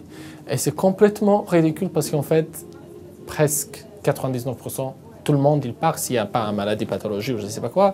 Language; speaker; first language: French; non-native, fluent; Serbian